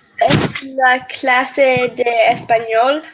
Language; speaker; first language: Spanish; non-native, learner; English